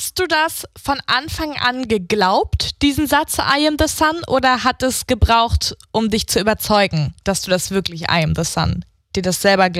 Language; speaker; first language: German; native; German